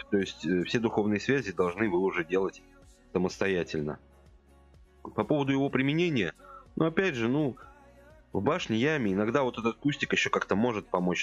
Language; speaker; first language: Russian; native; Russian